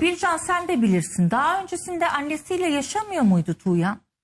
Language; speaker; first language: Turkish; native; Turkish